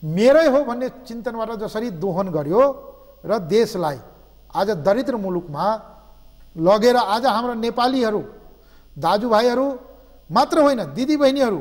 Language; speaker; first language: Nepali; non-native, local second language; Maithili